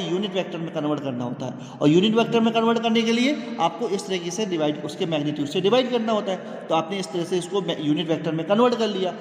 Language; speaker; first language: Hindi; native; Hindi